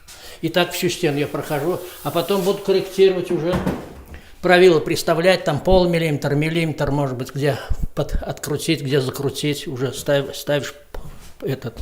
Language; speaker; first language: Russian; native; Russian